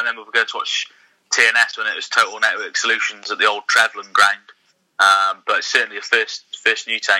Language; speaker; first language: English; native; English